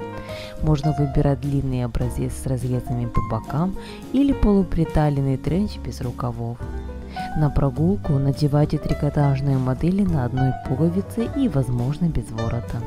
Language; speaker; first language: Russian; native; Russian